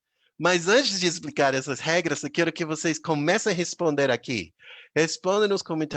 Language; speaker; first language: Portuguese; non-native, fluent; English